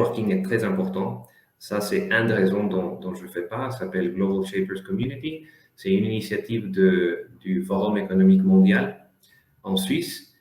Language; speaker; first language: French; non-native, fluent; Spanish